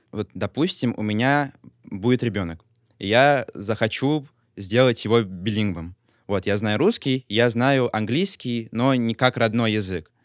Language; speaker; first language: Russian; early bilingual, other home language; Azerbaijani